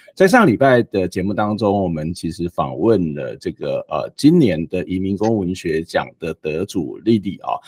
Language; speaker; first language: Chinese; native; Chinese